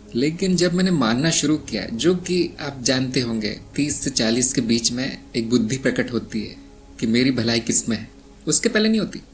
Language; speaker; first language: Hindi; native; Hindi